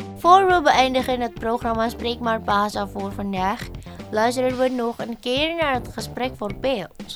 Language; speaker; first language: Dutch; non-native, learner; Indonesian